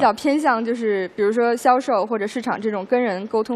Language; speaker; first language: Chinese; native; Chinese